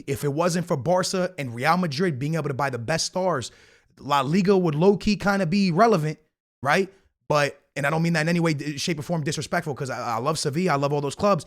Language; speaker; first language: English; native; English